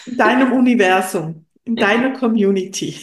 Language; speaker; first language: German; non-native, local second language; French